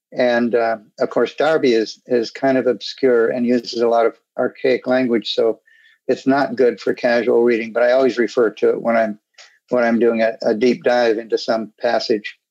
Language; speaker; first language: English; native; English